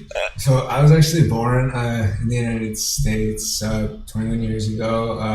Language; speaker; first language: English; native; English